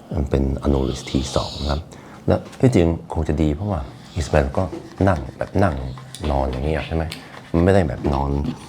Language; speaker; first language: Thai; non-native, fluent; Norwegian